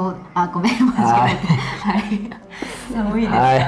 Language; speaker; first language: Japanese; non-native, fluent; Burmese